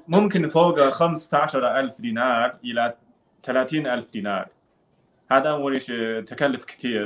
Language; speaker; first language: Arabic; non-native, learner; Chinese